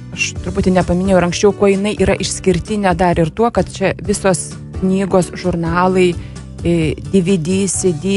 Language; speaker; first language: Lithuanian; native; Lithuanian